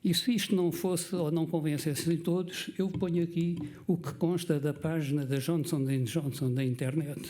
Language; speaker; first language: Portuguese; native; Portuguese